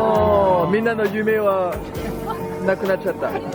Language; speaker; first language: Japanese; non-native, fluent; French